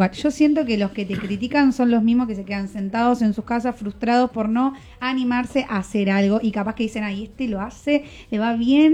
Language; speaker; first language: Spanish; native; Spanish